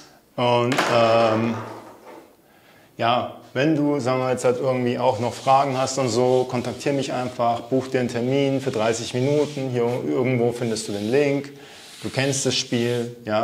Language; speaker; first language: German; native; German